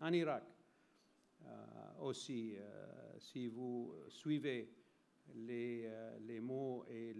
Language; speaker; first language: French; non-native, fluent; Arabic